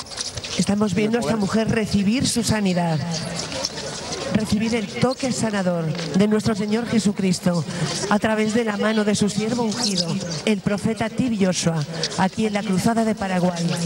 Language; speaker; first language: Spanish; native; Spanish